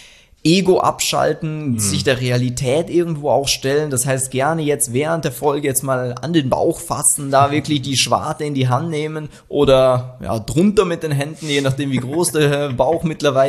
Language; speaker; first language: German; native; German